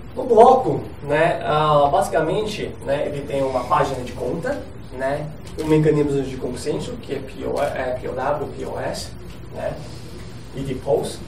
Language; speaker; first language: Portuguese; non-native, fluent; Chinese